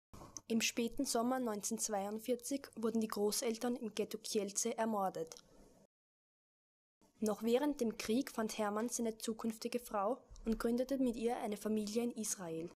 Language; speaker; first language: German; native; German